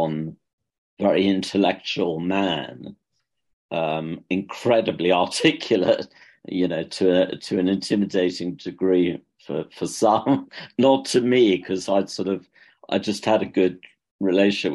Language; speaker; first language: English; native; English